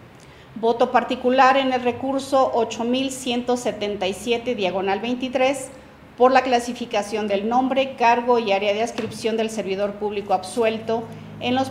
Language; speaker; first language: Spanish; native; Spanish